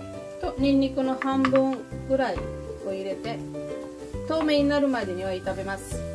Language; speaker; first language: Japanese; non-native, fluent; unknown